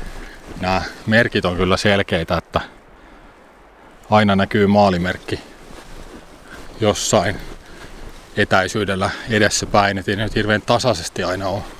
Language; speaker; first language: Finnish; native; Finnish